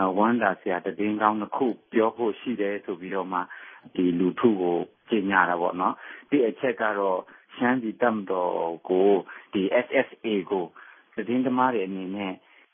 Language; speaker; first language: Burmese; non-native, local second language; Shan